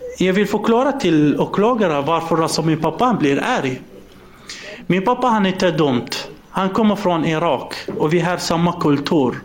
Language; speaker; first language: Swedish; non-native, learner; Arabic